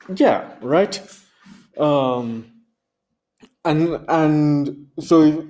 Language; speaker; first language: English; non-native, local second language; Tswana